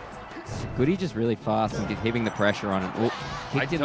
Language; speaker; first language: English; native; English